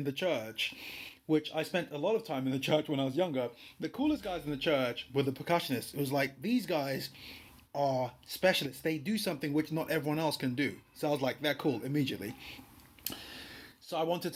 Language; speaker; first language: English; non-native, local second language; Yoruba